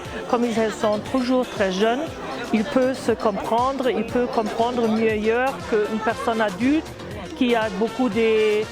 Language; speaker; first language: French; non-native, fluent; German